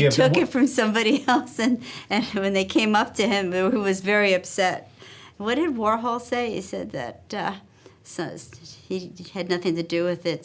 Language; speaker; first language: English; native; English